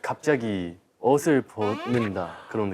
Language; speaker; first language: Korean; non-native, fluent; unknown